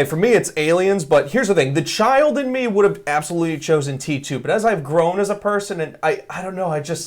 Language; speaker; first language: English; native; English